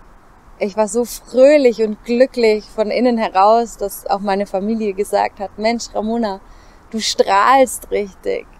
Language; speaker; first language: German; native; German